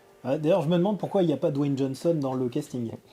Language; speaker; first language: French; native; French